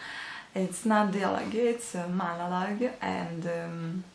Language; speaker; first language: English; non-native, learner; Russian